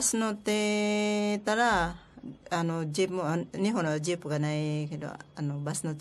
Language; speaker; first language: Japanese; non-native, learner; Filipino